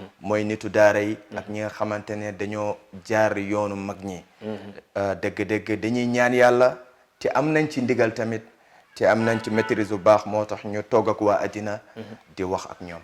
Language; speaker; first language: Wolof; non-native, local second language; Fula